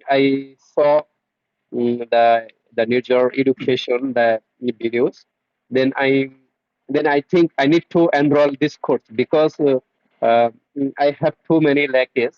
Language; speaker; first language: English; non-native, learner; Bangla